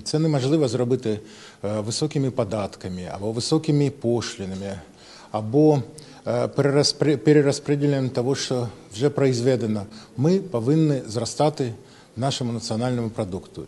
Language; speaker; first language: Ukrainian; non-native, local second language; Russian